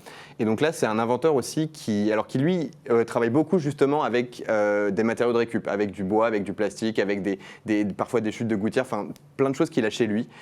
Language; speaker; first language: French; native; French